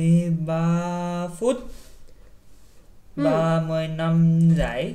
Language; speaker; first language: Vietnamese; non-native, learner; Korean